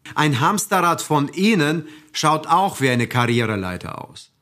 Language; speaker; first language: German; non-native, fluent; Russian